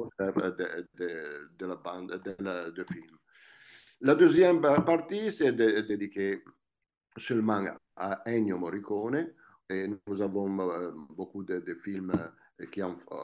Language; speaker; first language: French; non-native, fluent; Italian